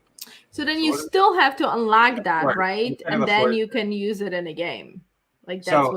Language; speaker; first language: English; native; English